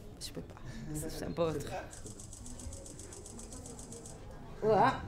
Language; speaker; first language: French; non-native, fluent; Hebrew